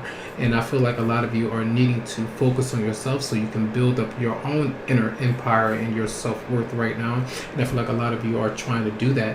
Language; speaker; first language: English; native; English